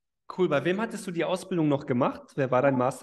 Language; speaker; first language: German; native; German